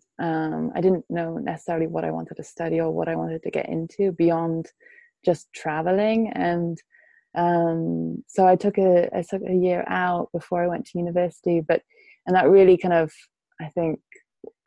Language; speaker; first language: English; native; English